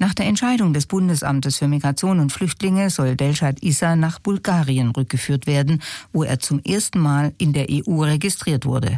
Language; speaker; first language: German; native; German